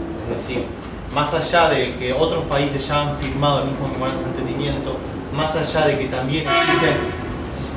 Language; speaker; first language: Spanish; native; Spanish